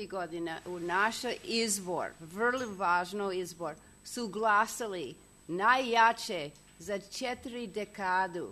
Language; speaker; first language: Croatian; non-native, learner; English